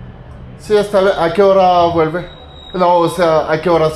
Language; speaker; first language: Spanish; non-native, fluent; French